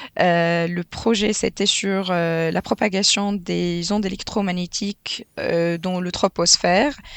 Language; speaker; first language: French; non-native, local second language; Arabic